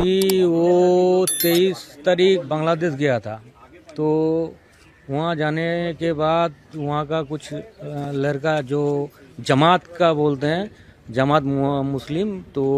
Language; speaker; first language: Hindi; non-native, local second language; Bangla